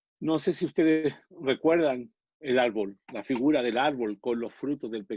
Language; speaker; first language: Portuguese; non-native, learner; Spanish